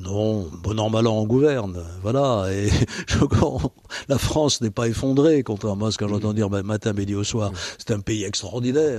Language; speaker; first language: French; native; French